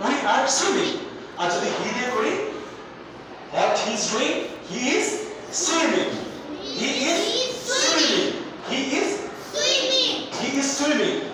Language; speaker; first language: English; non-native, fluent; Bangla